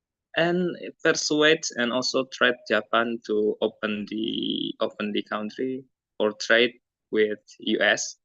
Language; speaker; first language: English; non-native, learner; Indonesian